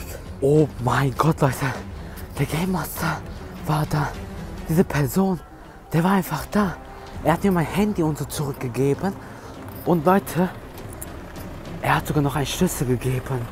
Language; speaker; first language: German; early bilingual, other home language; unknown